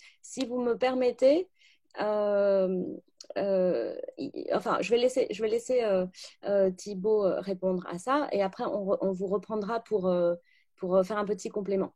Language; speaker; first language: French; native; French